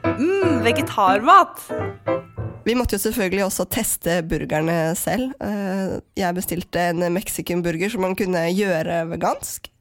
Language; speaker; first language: Norwegian; native; Norwegian